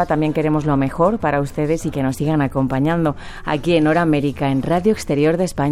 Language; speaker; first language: Spanish; native; Spanish